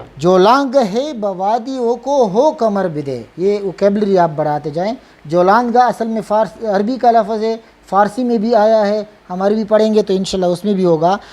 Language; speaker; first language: Urdu; non-native, local second language; Pashto